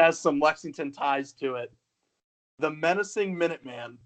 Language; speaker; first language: English; native; English